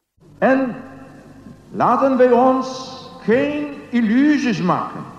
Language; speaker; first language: Dutch; non-native, learner; Polish